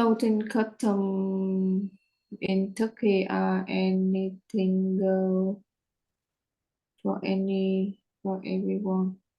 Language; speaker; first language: English; non-native, learner; Vietnamese